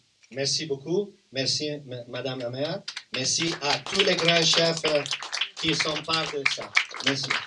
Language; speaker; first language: French; non-native, learner; Italian